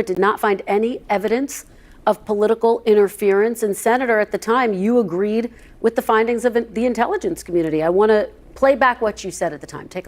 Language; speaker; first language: English; native; English